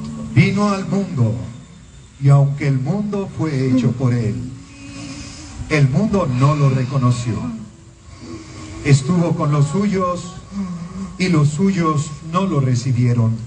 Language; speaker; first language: Spanish; native; Spanish